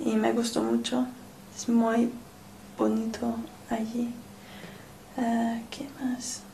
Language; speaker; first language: Spanish; non-native, learner; English